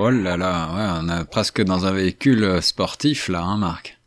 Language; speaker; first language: French; native; French